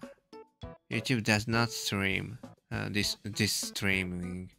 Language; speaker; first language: English; non-native, learner; Japanese